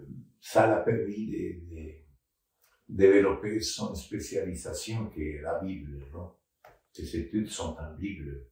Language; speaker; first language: French; non-native, fluent; Spanish